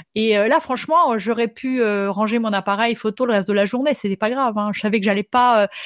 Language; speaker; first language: French; native; French